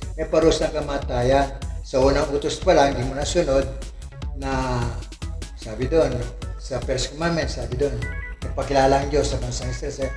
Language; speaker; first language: Filipino; native; Filipino